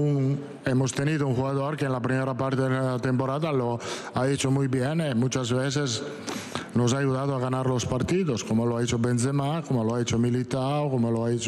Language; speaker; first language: Spanish; non-native, fluent; Italian